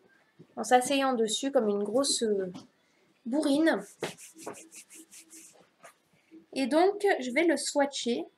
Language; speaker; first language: French; native; French